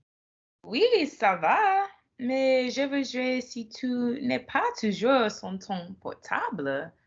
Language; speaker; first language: French; non-native, learner; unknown